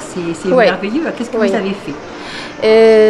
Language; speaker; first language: French; native; French